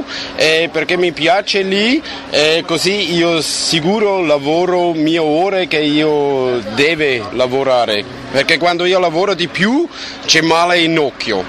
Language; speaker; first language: Italian; non-native, learner; German